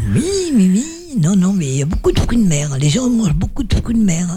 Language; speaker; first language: French; native; French